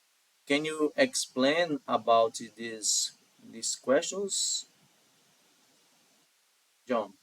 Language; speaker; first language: English; non-native, learner; Portuguese